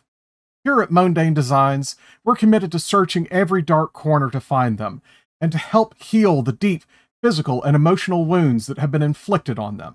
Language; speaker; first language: English; native; English